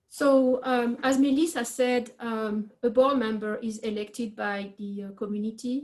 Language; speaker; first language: English; non-native, fluent; French